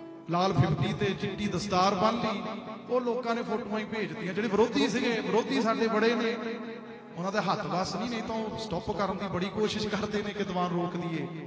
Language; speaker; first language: Punjabi; early bilingual, other home language; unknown